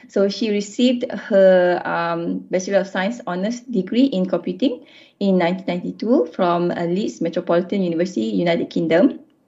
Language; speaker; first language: English; non-native, local second language; Malay